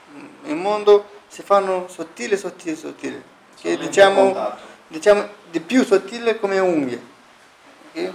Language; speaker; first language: Italian; non-native, fluent; Romanian